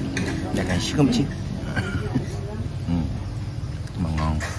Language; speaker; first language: Vietnamese; non-native, learner; Korean